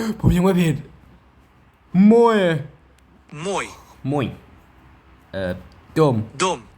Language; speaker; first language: Russian; non-native, learner; Thai